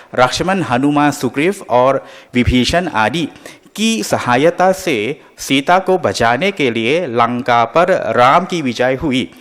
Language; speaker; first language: Hindi; non-native, fluent; Thai